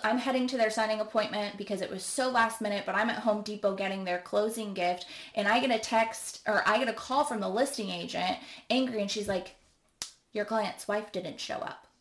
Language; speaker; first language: English; native; English